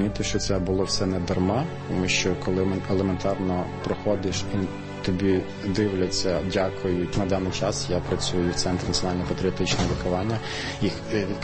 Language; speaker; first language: Ukrainian; native; Ukrainian